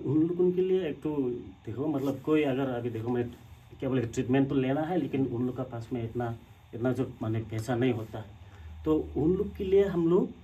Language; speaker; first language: Hindi; non-native, local second language; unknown